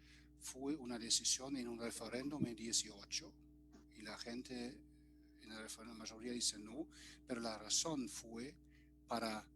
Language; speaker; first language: Spanish; non-native, fluent; German